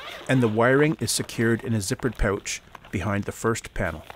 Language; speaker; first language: English; native; English